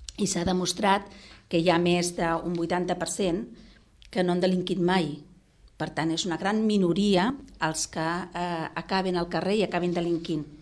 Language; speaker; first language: Catalan; non-native, local second language; Spanish